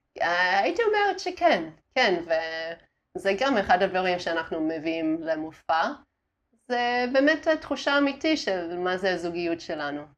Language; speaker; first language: Hebrew; non-native, fluent; Italian